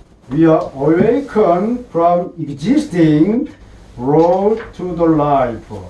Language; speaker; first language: English; non-native, learner; Korean